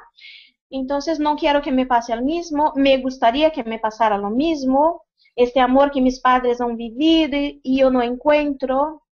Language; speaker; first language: Spanish; non-native, fluent; Portuguese